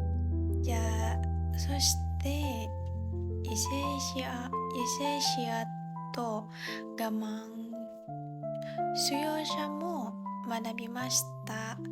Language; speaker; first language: Japanese; non-native, learner; Indonesian